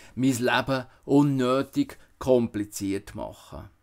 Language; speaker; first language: German; native; German